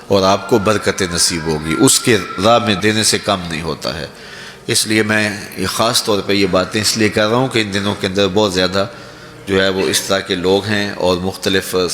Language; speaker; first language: Urdu; non-native, local second language; Punjabi